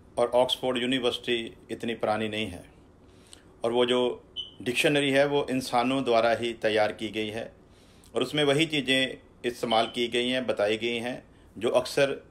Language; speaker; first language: Hindi; non-native, local second language; Punjabi